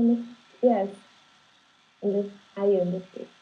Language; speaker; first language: English; non-native, learner; Portuguese